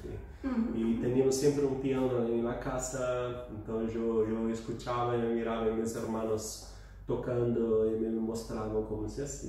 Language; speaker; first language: Spanish; non-native, fluent; Portuguese